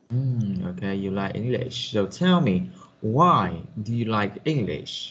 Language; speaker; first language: English; non-native, fluent; Vietnamese